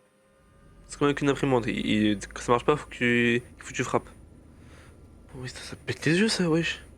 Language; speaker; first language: French; native; French